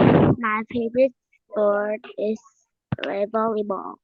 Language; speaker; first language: English; non-native, learner; Vietnamese